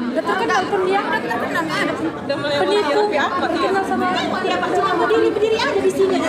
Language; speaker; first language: Indonesian; native; Indonesian